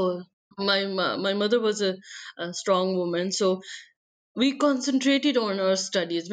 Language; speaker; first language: English; non-native, local second language; Punjabi